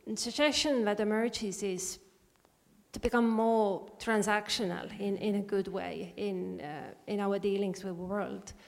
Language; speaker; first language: English; non-native, fluent; Estonian